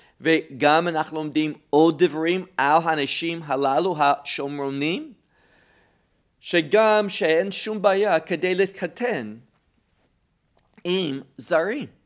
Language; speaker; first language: Hebrew; non-native, fluent; English